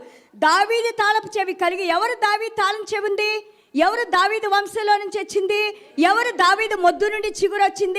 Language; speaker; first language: Telugu; native; Telugu